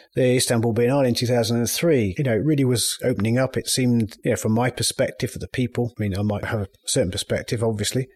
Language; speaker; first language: English; native; English